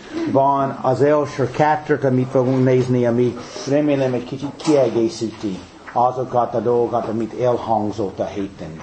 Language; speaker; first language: Hungarian; non-native, fluent; English